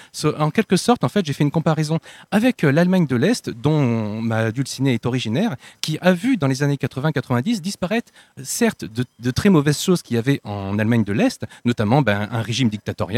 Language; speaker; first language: French; native; French